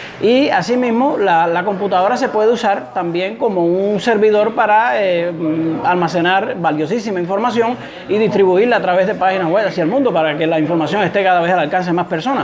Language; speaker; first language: Spanish; native; Spanish